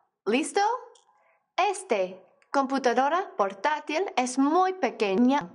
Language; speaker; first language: Spanish; non-native, fluent; English